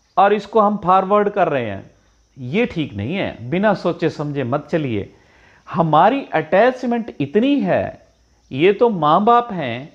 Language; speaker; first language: Hindi; non-native, local second language; Punjabi